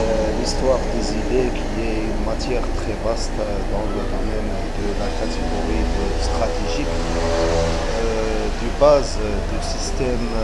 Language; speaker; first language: French; non-native, local second language; Arabic